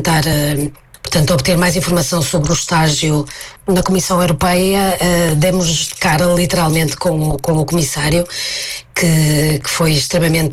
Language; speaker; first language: Portuguese; native; Portuguese